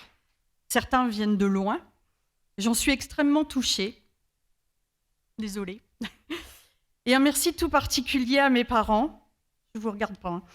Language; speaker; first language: French; native; French